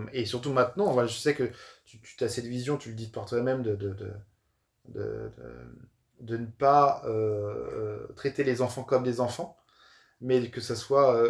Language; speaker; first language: French; native; French